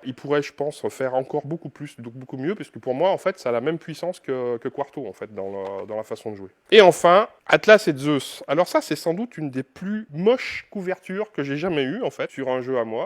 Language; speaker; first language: French; native; French